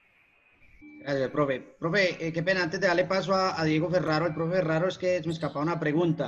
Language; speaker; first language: Spanish; native; Spanish